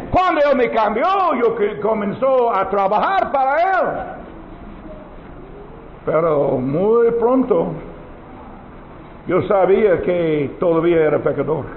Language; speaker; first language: Spanish; non-native, learner; English